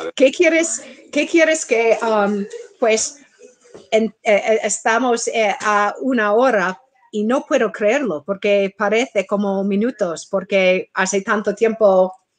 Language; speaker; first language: Spanish; non-native, fluent; English